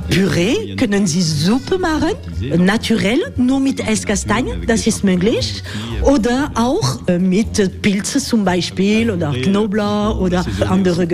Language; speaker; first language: German; non-native, learner; French